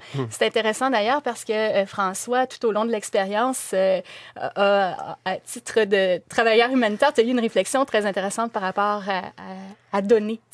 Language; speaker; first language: French; native; French